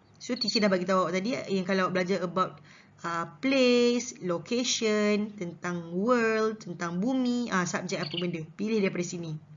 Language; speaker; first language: Malay; native; Malay